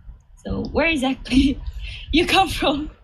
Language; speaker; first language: English; non-native, learner; Indonesian